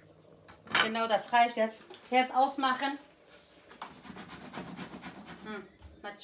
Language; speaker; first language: German; non-native, learner; Central Kurdish